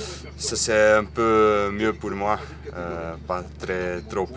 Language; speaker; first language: French; non-native, learner; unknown